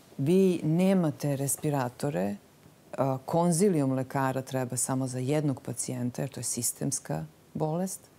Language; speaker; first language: Serbian; native; Serbian